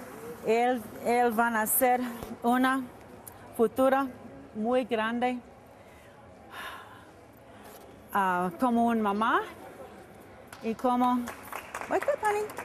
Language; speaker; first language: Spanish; early bilingual, heritage; Spanish